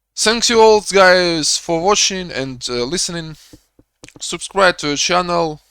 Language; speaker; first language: English; non-native, learner; Russian